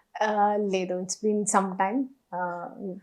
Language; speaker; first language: Telugu; non-native, learner; Hindi